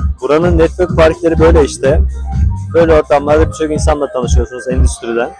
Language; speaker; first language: Turkish; native; Turkish